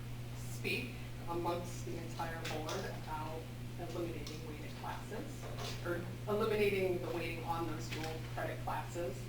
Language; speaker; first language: English; native; English